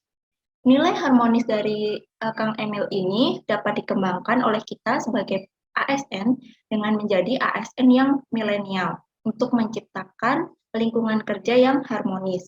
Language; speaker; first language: Indonesian; native; Indonesian